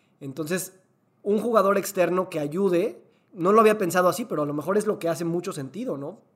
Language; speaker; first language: Spanish; native; Spanish